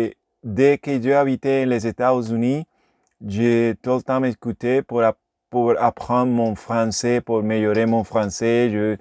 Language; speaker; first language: French; non-native, learner; Spanish